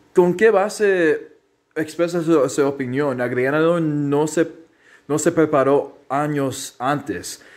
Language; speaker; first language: Spanish; early bilingual, heritage; Spanish